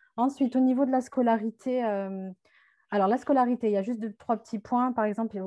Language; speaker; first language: French; native; French